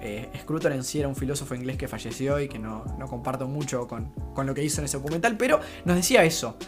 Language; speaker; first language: Spanish; native; Spanish